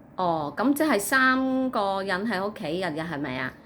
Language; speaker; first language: Cantonese; native; Cantonese